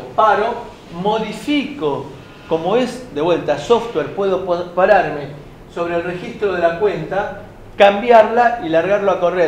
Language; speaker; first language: Spanish; native; Spanish